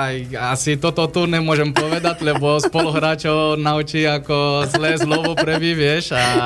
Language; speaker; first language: Slovak; non-native, learner; Portuguese